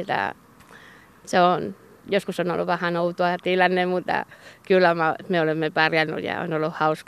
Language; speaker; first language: Finnish; non-native, learner; Basque